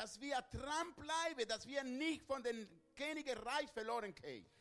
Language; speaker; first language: German; non-native, learner; Spanish